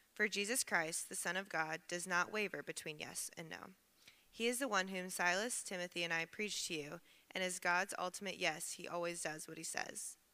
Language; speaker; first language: English; native; English